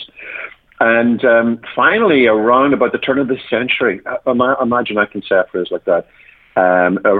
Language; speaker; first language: English; native; English